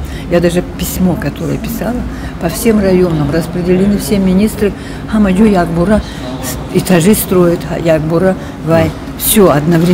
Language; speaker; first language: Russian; non-native, local second language; Tajik